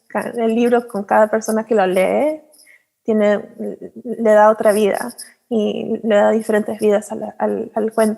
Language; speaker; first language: Spanish; early bilingual, heritage; Spanish